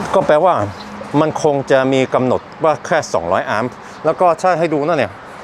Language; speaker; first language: Thai; non-native, fluent; Norwegian